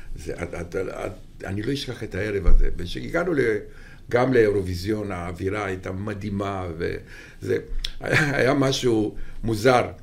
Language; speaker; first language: Hebrew; non-native, fluent; Romanian